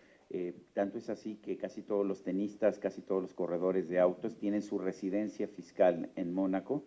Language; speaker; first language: Spanish; native; Spanish